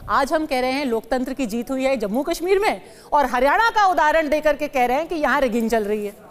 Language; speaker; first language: Hindi; native; Hindi